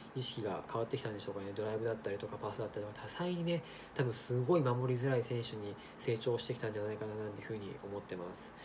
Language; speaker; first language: Japanese; native; Japanese